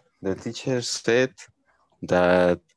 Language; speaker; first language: English; non-native, learner; Spanish